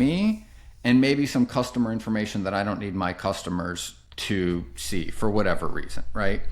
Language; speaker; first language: English; native; English